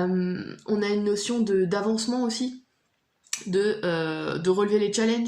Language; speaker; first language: French; native; French